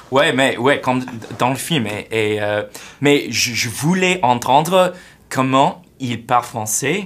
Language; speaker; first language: French; non-native, fluent; English